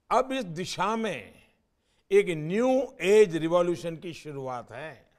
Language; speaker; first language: Hindi; non-native, local second language; Gujarati